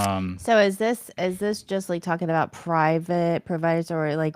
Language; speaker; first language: English; native; English